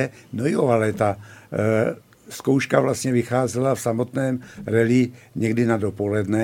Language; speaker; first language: Czech; native; Czech